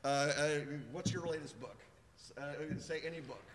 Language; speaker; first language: English; native; English